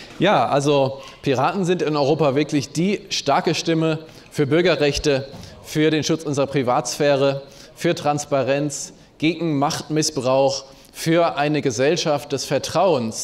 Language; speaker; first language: German; native; German